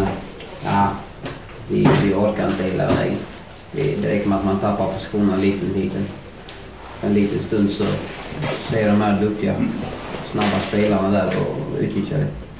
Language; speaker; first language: Swedish; native; Swedish